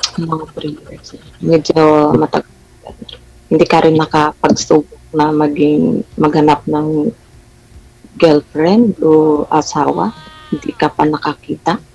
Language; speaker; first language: Filipino; non-native, local second language; Hiligaynon